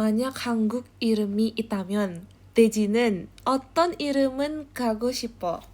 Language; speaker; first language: Korean; non-native, learner; Indonesian